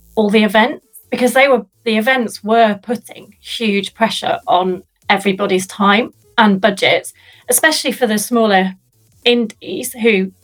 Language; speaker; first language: English; native; English